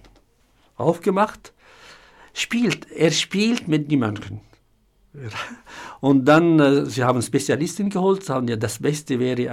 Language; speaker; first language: German; non-native, fluent; Arabic